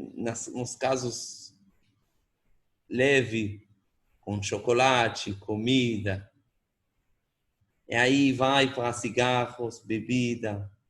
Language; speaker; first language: Portuguese; non-native, fluent; Hebrew